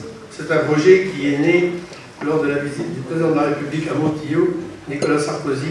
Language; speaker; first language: French; native; French